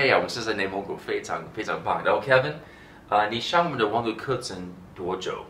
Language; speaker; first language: Chinese; non-native, fluent; English